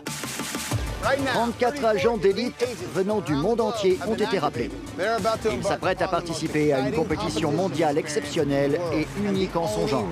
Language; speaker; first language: French; native; French